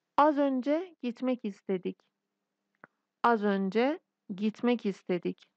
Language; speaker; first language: Turkish; non-native, fluent; Persian